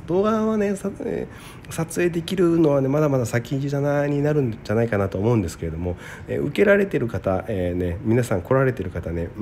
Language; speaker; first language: Japanese; native; Japanese